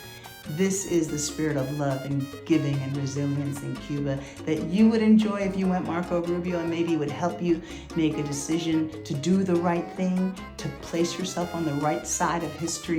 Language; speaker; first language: English; early bilingual, other home language; Spanish